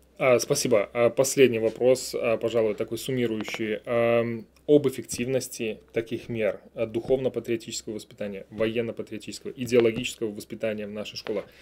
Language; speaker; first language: Russian; native; Russian